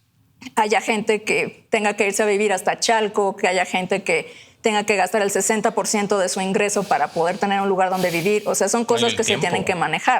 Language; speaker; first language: Spanish; native; Spanish